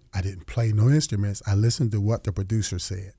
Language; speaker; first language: English; native; English